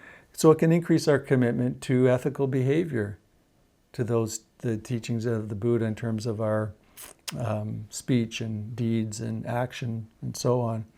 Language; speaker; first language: English; native; English